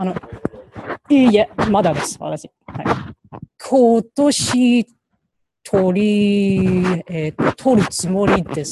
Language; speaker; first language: Japanese; non-native, learner; Chinese